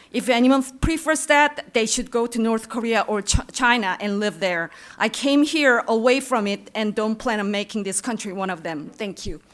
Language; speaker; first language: English; non-native, fluent; Korean